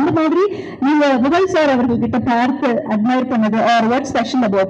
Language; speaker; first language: Tamil; native; Tamil